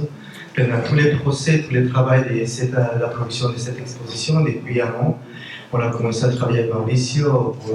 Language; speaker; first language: French; non-native, fluent; Spanish